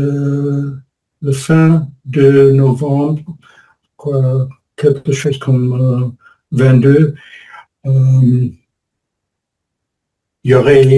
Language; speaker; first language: French; non-native, learner; English